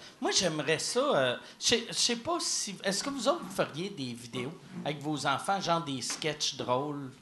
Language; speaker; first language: French; native; French